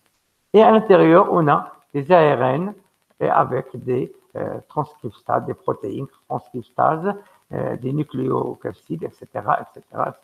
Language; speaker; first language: French; non-native, local second language; Arabic